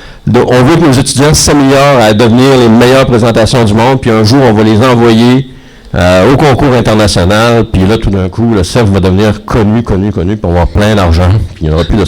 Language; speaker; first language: French; native; French